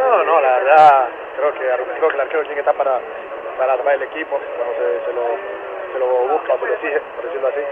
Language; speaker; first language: Spanish; native; Spanish